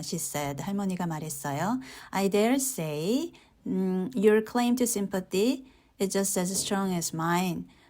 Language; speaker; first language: English; non-native, fluent; Korean